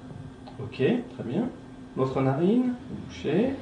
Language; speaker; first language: French; native; French